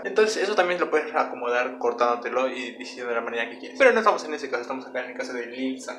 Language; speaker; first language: Spanish; native; Spanish